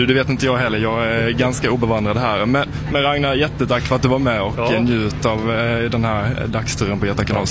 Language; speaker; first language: Swedish; native; Swedish